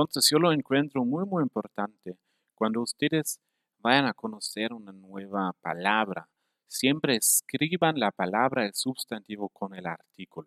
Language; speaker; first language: Spanish; non-native, fluent; German